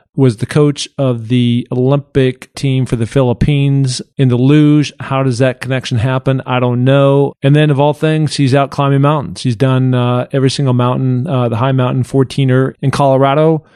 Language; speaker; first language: English; native; English